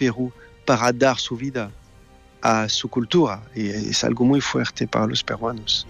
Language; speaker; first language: Spanish; non-native, fluent; French